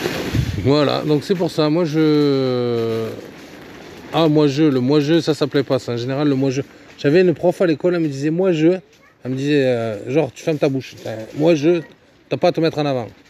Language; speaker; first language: French; native; French